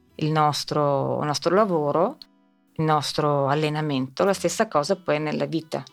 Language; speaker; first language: Italian; native; Italian